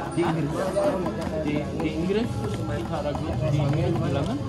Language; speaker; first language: Indonesian; non-native, learner; German